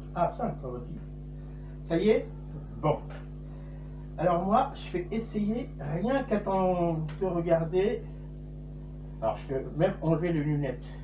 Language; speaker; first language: French; non-native, local second language; Arabic